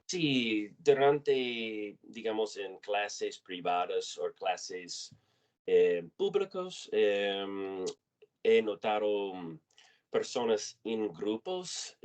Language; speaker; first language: Spanish; non-native, learner; English